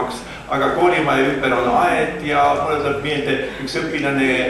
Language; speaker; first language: Estonian; native; Estonian